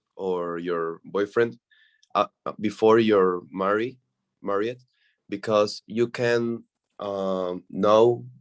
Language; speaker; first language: English; non-native, learner; Spanish